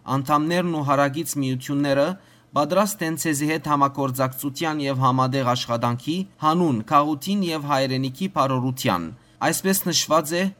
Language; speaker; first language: Armenian; early bilingual, heritage; Armenian